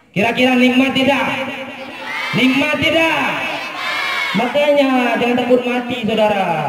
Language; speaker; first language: Indonesian; non-native, local second language; Achinese